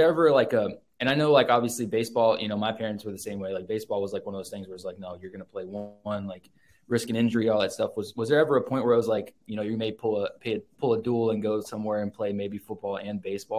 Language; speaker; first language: English; native; English